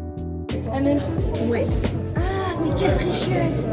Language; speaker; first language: French; native; French